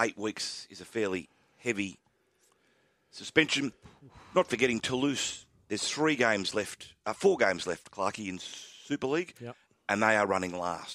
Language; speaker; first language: English; native; English